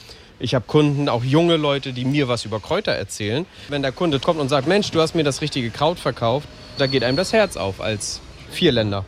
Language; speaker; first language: German; native; German